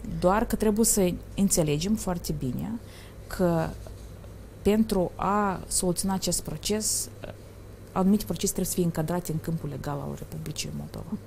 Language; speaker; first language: Romanian; native; Romanian